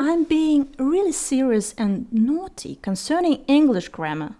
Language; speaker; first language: English; non-native, fluent; Russian